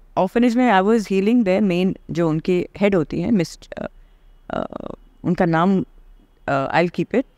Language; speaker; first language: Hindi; native; Hindi